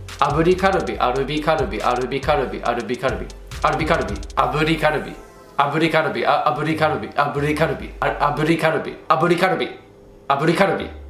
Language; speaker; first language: Japanese; non-native, fluent; English